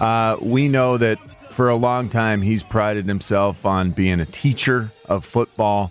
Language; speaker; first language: English; native; English